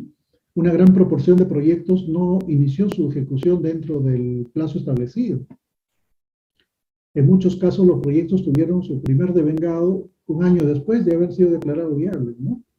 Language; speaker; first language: Spanish; native; Spanish